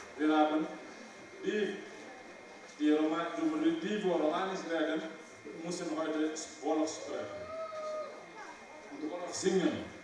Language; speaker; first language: German; non-native, learner; Wolof